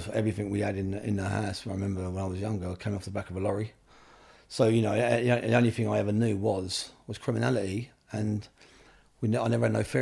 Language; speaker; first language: English; native; English